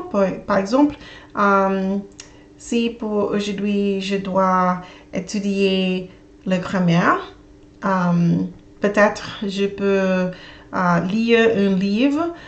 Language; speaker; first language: French; non-native, learner; English